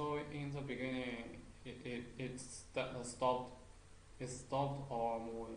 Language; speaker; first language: English; non-native, learner; Chinese